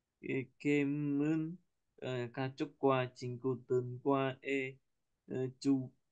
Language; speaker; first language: Korean; non-native, learner; Vietnamese